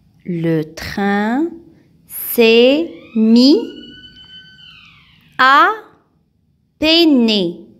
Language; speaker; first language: French; non-native, local second language; Arabic